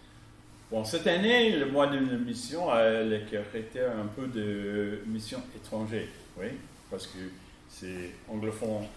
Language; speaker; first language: French; non-native, fluent; English